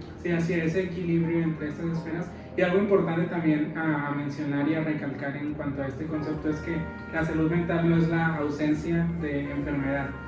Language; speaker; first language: Spanish; native; Spanish